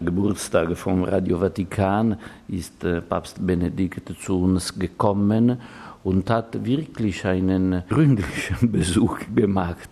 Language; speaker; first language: German; non-native, fluent; Italian